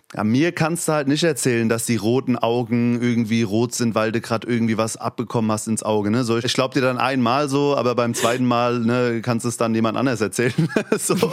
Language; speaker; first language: German; native; German